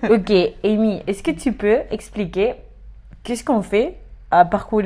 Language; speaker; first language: French; non-native, learner; Spanish